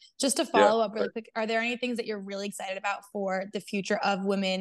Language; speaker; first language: English; native; English